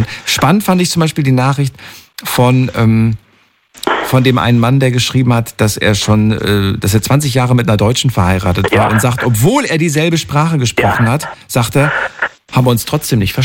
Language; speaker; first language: German; native; German